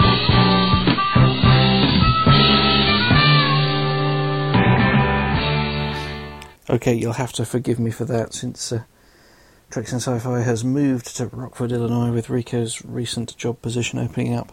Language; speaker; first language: English; native; English